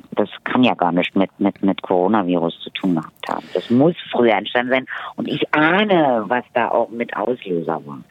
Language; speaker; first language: German; native; German